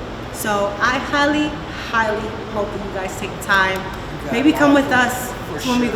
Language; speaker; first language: English; early bilingual, other home language; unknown